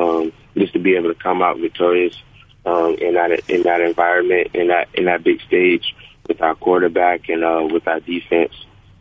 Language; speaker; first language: English; native; English